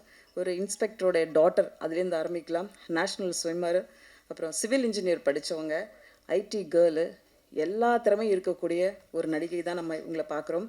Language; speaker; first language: Tamil; native; Tamil